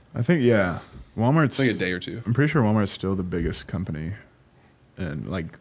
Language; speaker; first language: English; native; English